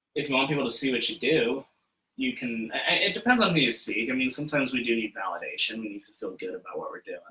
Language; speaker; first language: English; native; English